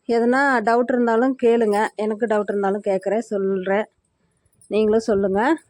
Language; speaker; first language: Tamil; non-native, local second language; Telugu